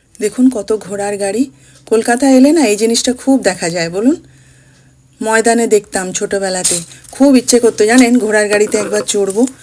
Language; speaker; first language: Bangla; early bilingual, other home language; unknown